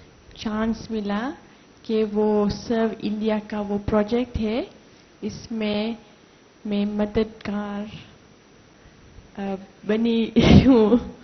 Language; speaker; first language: Hindi; non-native, learner; English